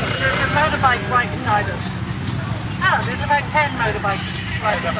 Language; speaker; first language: English; native; English